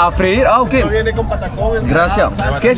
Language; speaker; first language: Spanish; non-native, learner; French